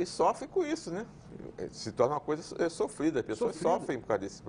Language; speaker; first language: Portuguese; native; Portuguese